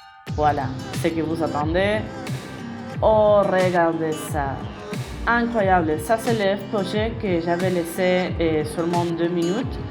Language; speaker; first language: French; non-native, fluent; Spanish